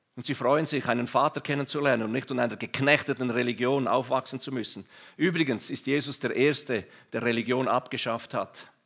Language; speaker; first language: German; non-native, local second language; Romansh